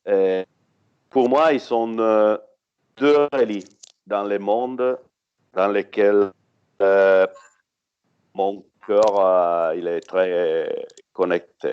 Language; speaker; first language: French; non-native, fluent; Italian